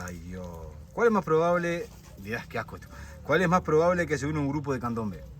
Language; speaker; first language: Spanish; native; Spanish